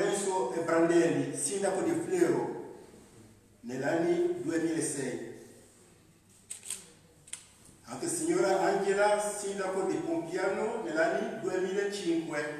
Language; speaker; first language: Italian; non-native, fluent; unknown